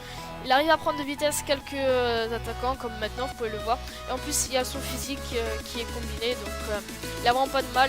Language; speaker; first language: French; native; French